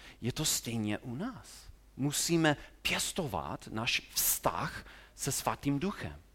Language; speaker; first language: Czech; non-native, fluent; English